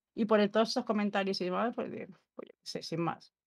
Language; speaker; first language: Spanish; native; Spanish